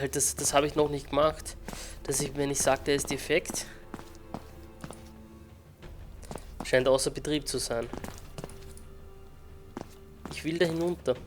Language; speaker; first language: German; native; German